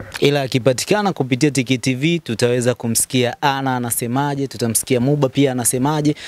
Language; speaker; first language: Swahili; native; Swahili